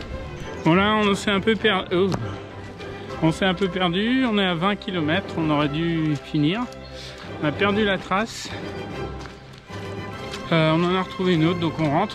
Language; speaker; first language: French; native; French